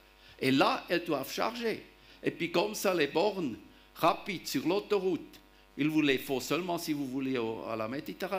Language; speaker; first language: French; non-native, local second language; German